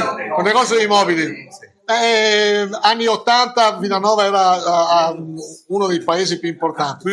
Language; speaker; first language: Italian; native; Italian